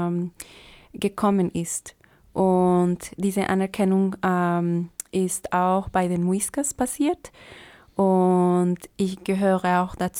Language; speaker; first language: German; non-native, fluent; Spanish